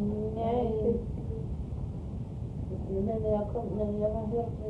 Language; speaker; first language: Swedish; early bilingual, heritage; Swedish